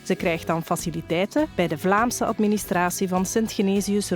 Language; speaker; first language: Dutch; native; Dutch